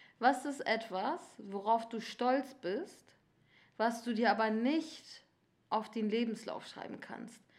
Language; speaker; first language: German; early bilingual, other home language; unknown